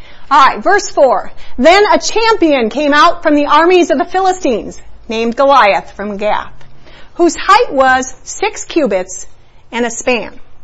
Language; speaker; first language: English; early bilingual, other home language; Spanish